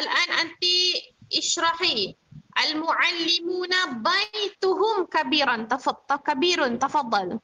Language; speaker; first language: Arabic; non-native, fluent; Malay